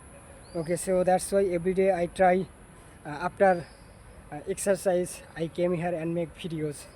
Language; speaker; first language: English; non-native, learner; Bangla